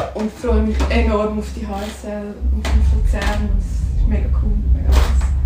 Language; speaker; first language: German; native; German